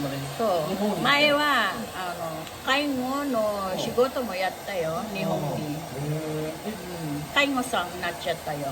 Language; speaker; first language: Japanese; non-native, learner; Filipino